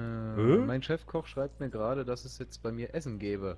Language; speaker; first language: German; native; German